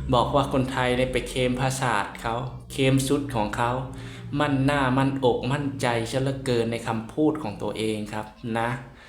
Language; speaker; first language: Thai; native; Thai